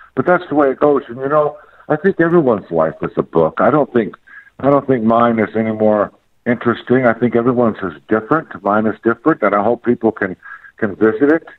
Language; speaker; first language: English; native; English